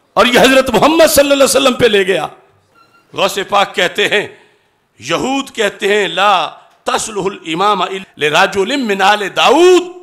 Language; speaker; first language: Urdu; native; Urdu